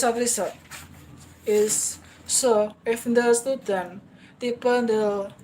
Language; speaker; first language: English; non-native, learner; Indonesian